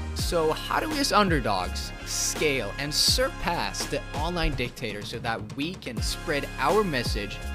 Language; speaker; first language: English; non-native, fluent; Swedish